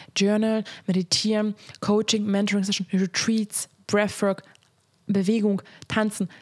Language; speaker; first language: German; non-native, fluent; Hungarian